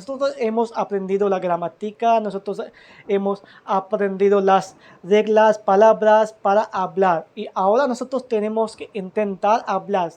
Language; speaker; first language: Spanish; non-native, fluent; Hindi